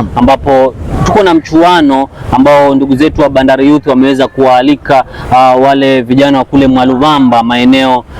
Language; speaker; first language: Swahili; native; Swahili